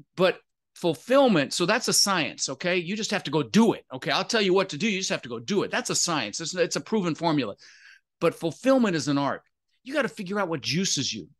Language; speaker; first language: English; native; English